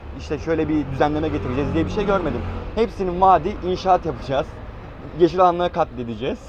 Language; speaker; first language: Turkish; native; Turkish